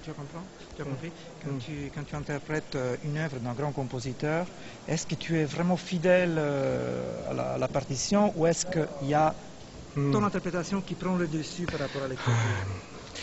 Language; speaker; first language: French; non-native, fluent; Italian